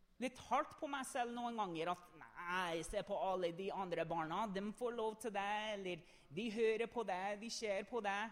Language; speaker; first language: Norwegian; non-native, fluent; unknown